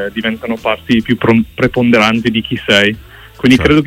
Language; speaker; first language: Italian; early bilingual, other home language; English